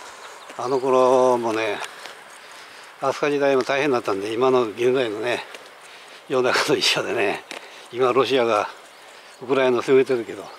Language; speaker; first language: Japanese; native; Japanese